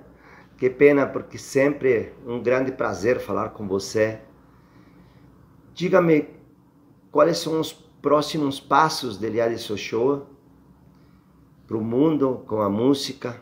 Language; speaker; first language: Portuguese; non-native, fluent; Spanish